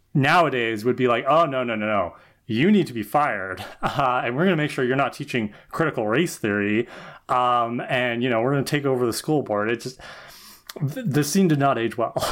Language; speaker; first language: English; native; English